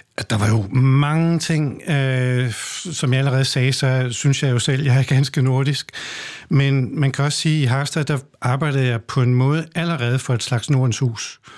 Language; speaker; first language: Danish; native; Danish